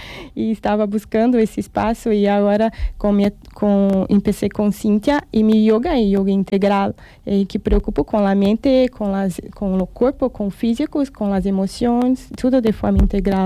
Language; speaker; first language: Spanish; non-native, learner; Portuguese